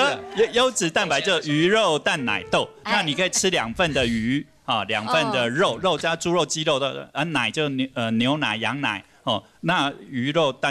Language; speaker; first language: Chinese; native; Chinese